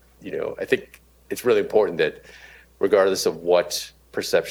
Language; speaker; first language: English; native; English